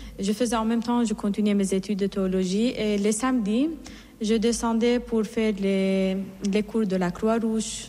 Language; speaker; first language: French; non-native, fluent; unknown